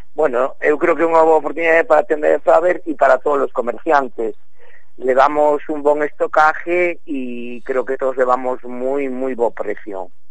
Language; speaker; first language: Galician; native; Galician